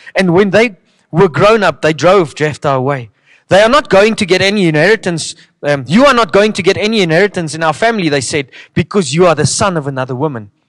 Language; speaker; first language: English; non-native, local second language; Afrikaans